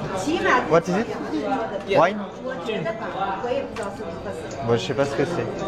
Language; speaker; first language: French; native; French